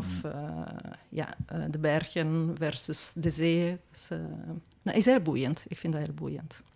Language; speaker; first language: Dutch; non-native, fluent; Italian